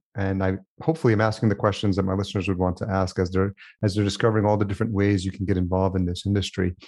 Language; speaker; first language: English; native; English